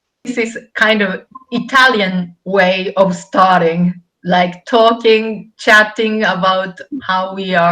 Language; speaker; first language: English; non-native, fluent; Japanese